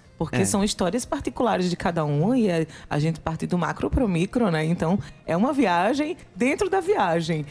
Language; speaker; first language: Portuguese; native; Portuguese